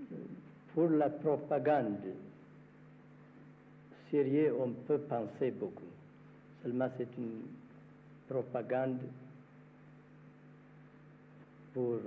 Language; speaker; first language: French; non-native, fluent; Amharic